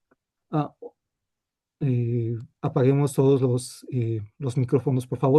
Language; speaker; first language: Spanish; native; Spanish